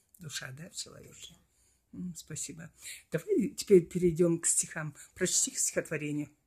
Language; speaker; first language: Russian; non-native, local second language; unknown